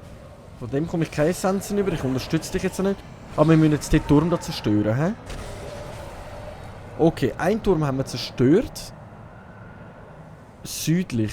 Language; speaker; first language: German; native; German